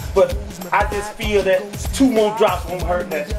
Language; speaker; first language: English; native; English